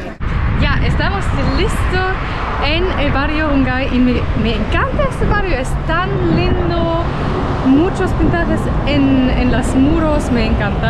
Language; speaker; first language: Spanish; non-native, learner; German